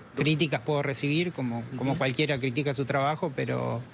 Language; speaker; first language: Spanish; native; Spanish